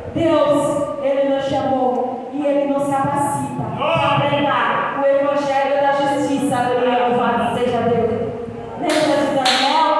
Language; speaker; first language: Portuguese; native; Portuguese